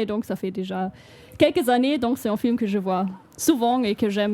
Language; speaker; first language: French; non-native, fluent; German